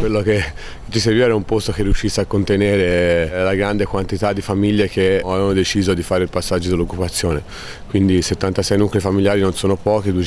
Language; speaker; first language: Italian; native; Italian